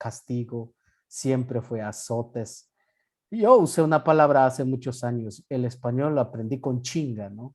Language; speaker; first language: Spanish; non-native, local second language; Yucateco